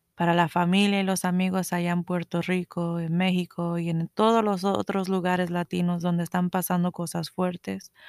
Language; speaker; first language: Spanish; early bilingual, heritage; Spanish